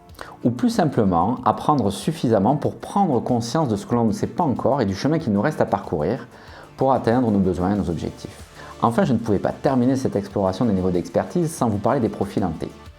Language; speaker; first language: French; native; French